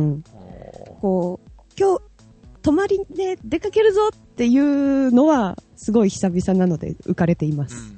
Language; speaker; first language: Japanese; native; Japanese